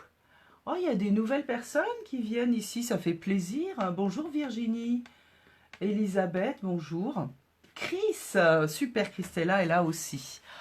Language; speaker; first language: French; native; French